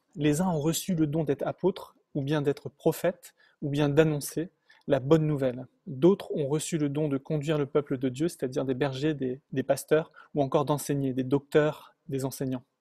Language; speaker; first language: French; native; French